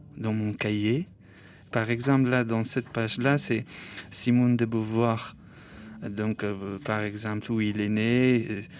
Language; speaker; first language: French; non-native, fluent; Persian